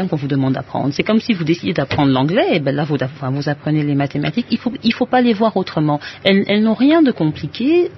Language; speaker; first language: French; native; French